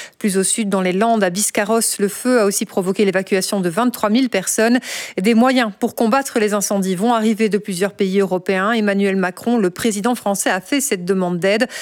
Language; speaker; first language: French; native; French